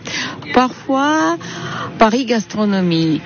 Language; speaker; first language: French; non-native, learner; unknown